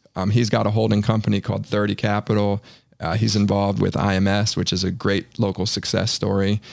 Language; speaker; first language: English; native; English